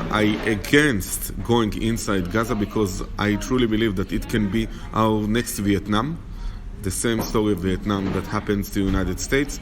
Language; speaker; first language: English; non-native, fluent; Hebrew